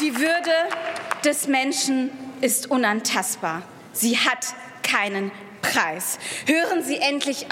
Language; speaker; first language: German; early bilingual, other home language; Persian